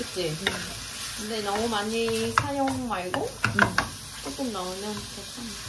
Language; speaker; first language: Korean; non-native, fluent; Vietnamese